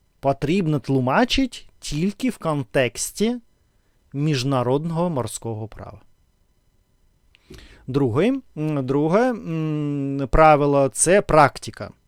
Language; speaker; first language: Ukrainian; non-native, learner; Russian